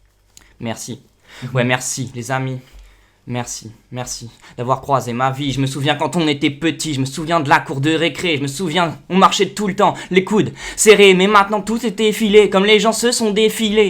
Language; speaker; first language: French; native; French